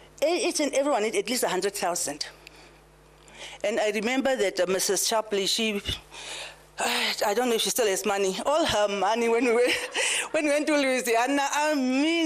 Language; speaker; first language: English; non-native, local second language; Dutch